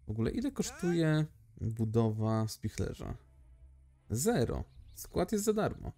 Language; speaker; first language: Polish; native; Polish